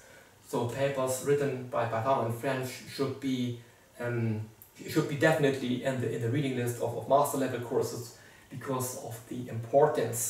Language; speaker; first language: English; non-native, fluent; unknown